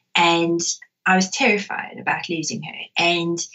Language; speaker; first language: English; native; English